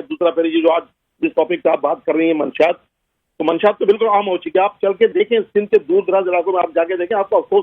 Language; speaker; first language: Urdu; native; Urdu